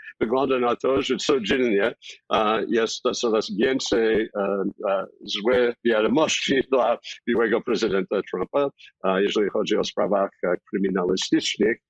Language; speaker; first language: Polish; non-native, fluent; English